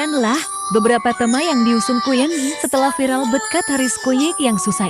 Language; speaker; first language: Indonesian; native; Indonesian